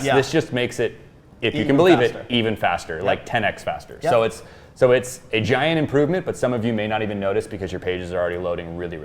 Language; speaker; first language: English; native; English